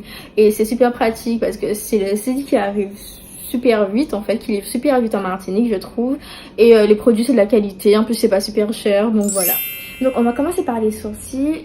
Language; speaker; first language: French; native; French